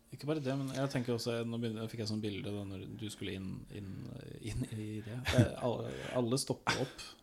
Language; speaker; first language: Norwegian; native; Norwegian